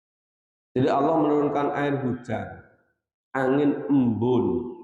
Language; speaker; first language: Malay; non-native, local second language; Javanese